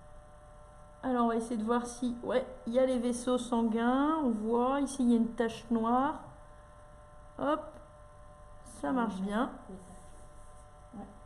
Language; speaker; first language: French; native; French